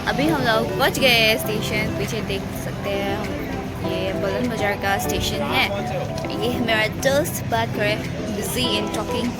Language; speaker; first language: Hindi; non-native, local second language; Assamese